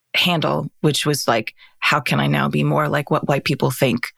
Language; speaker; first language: English; native; English